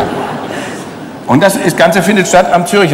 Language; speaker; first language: German; native; German